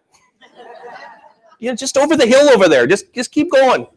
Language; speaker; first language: English; native; English